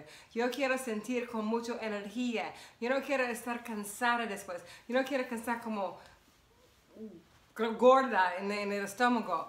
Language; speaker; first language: Spanish; non-native, fluent; English